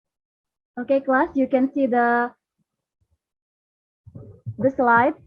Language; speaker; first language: English; non-native, learner; Indonesian